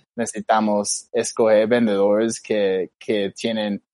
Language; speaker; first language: Spanish; non-native, fluent; English